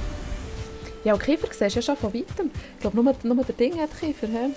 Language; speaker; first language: German; native; German